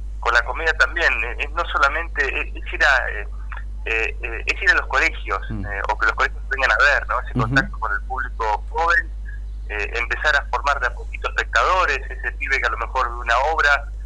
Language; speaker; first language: Spanish; native; Spanish